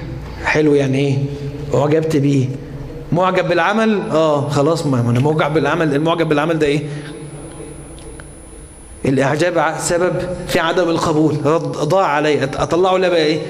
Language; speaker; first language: Arabic; native; Arabic